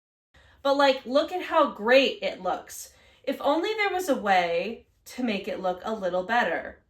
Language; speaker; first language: English; native; English